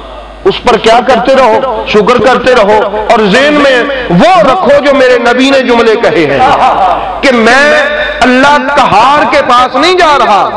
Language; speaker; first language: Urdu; non-native, local second language; Punjabi